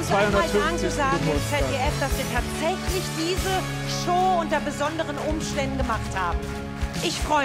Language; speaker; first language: German; native; German